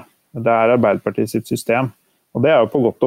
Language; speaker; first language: Norwegian; native; Norwegian